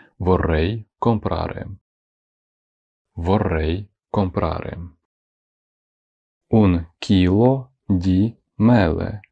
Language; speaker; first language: Italian; non-native, fluent; Ukrainian